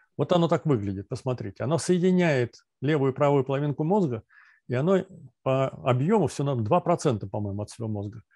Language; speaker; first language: Russian; native; Russian